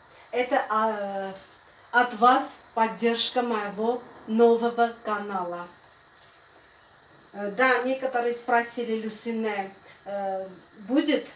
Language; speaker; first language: Russian; non-native, fluent; Armenian